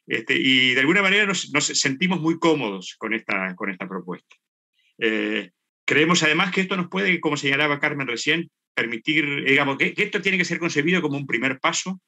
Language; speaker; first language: Spanish; native; Spanish